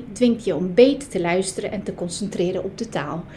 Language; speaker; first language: Dutch; early bilingual, other home language; Italian